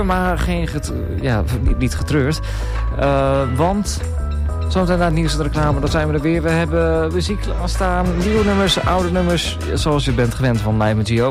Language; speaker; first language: Dutch; native; Dutch